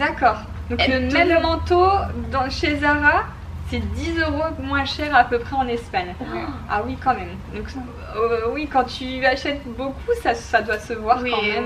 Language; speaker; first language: French; native; French